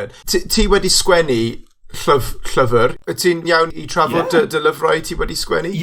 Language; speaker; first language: Welsh; non-native, local second language; English